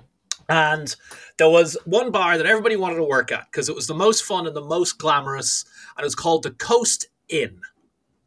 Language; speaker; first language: English; native; English